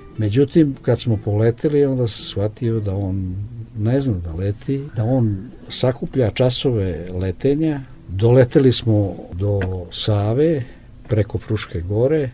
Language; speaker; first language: Serbian; native; Serbian